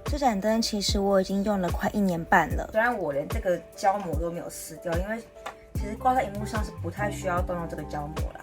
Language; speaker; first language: Chinese; native; Chinese